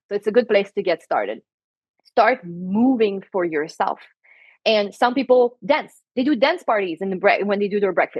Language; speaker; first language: English; non-native, fluent; French